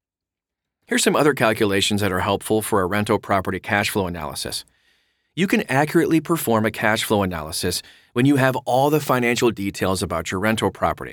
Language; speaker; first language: English; native; English